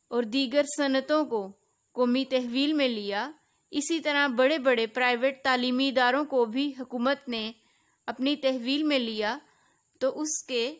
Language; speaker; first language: Urdu; native; Urdu